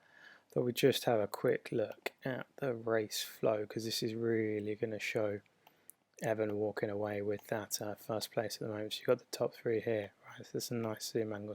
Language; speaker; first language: English; native; English